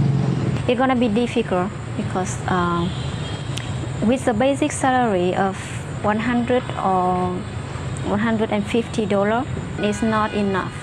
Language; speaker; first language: English; non-native, fluent; Vietnamese